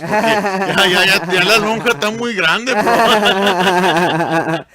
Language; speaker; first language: Spanish; early bilingual, other home language; English